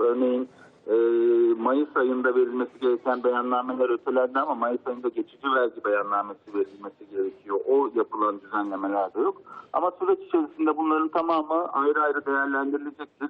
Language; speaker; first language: Turkish; native; Turkish